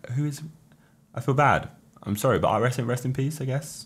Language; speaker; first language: English; native; English